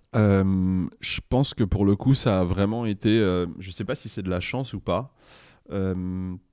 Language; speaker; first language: French; native; French